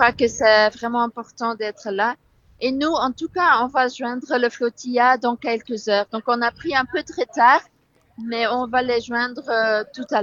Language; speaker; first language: French; non-native, fluent; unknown